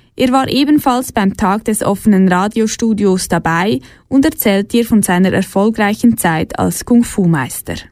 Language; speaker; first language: German; native; German